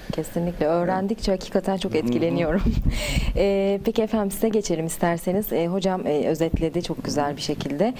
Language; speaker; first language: Turkish; native; Turkish